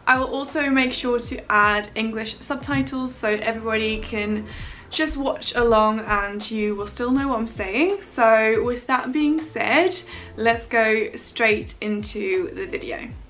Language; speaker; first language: English; non-native, fluent; Dutch